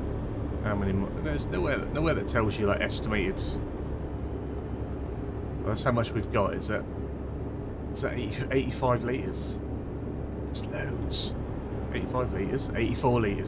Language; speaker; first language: English; native; English